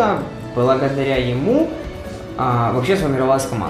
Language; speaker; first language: Russian; non-native, local second language; Ukrainian